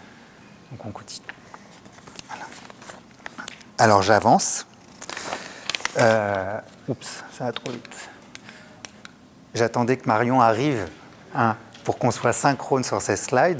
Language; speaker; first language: French; native; French